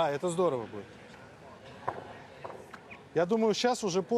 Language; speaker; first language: Russian; native; Russian